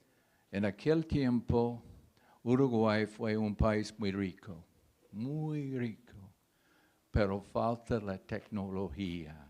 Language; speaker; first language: Spanish; non-native, fluent; English